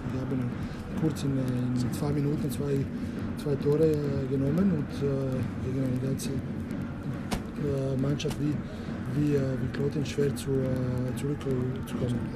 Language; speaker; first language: German; non-native, learner; English